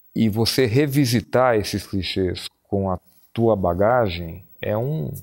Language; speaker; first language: Portuguese; native; Portuguese